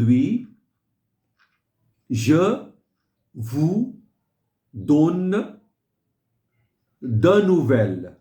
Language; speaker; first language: French; non-native, fluent; Hindi